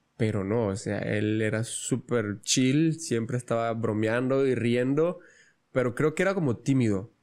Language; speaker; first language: Spanish; native; Spanish